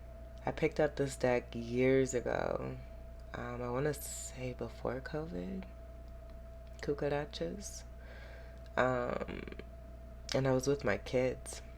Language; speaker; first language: English; native; English